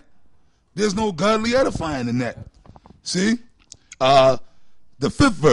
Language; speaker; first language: English; native; English